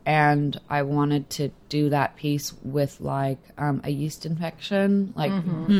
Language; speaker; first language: English; native; English